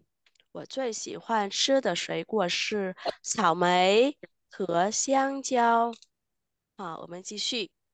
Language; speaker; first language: Chinese; non-native, fluent; Vietnamese